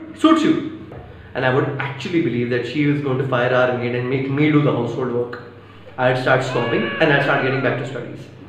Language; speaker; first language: English; non-native, local second language; Maithili